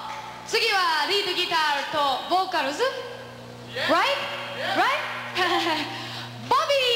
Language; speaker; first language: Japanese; non-native, learner; English